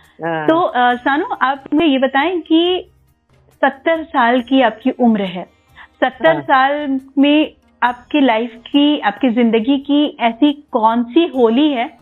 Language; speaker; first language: Hindi; native; Hindi